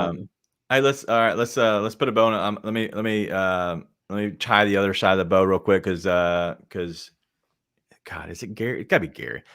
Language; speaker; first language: English; native; English